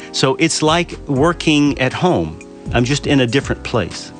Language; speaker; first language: English; native; English